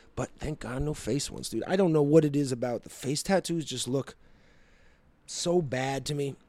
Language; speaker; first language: English; native; English